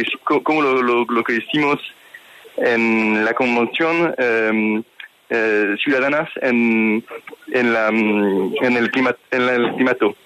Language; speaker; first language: Spanish; non-native, fluent; French